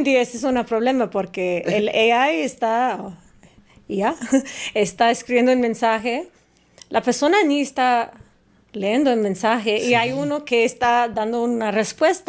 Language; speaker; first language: Spanish; non-native, fluent; English